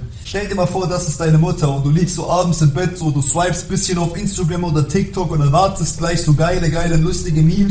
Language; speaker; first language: German; native; German